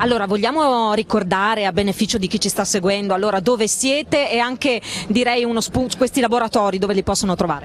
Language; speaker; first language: Italian; native; Italian